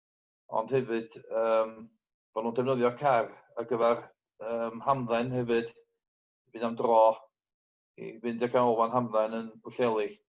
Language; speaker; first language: Welsh; native; Welsh